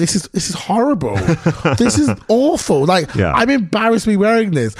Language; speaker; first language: English; native; English